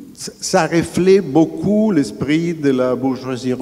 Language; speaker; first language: French; non-native, fluent; Italian